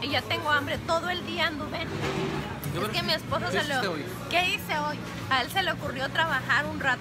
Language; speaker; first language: Spanish; native; Spanish